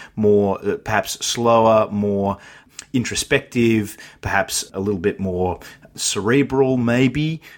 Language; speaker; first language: English; native; English